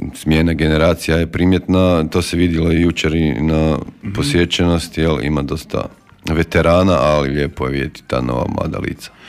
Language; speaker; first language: Croatian; native; Croatian